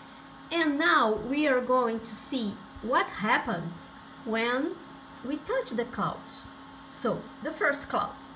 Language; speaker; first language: English; non-native, fluent; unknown